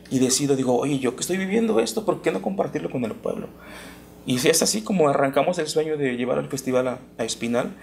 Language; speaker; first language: Spanish; native; Spanish